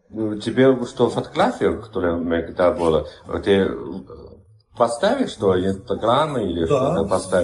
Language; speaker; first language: Russian; non-native, learner; Chinese